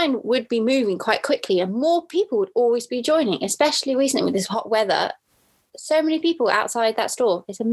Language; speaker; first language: English; native; English